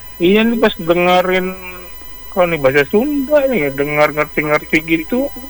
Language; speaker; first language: Malay; non-native, local second language; Sundanese